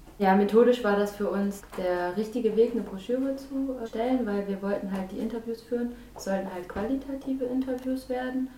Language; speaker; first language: German; native; German